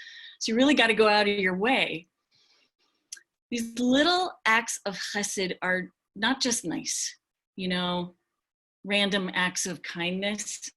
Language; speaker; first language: English; native; English